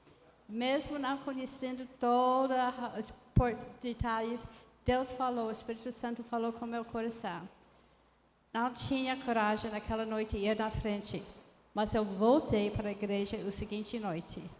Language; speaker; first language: Portuguese; non-native, fluent; English